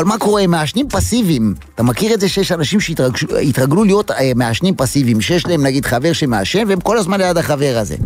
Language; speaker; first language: Hebrew; native; Hebrew